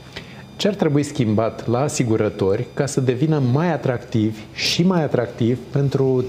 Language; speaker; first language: Romanian; native; Romanian